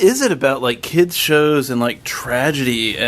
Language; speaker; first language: English; native; English